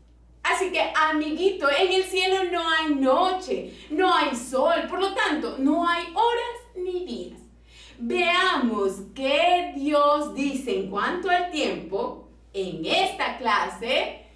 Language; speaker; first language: Spanish; native; Spanish